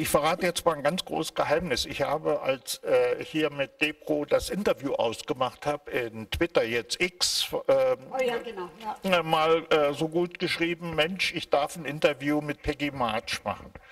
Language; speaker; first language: German; native; German